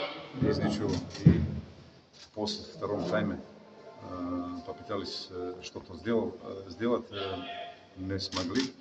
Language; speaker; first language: Russian; non-native, fluent; Bosnian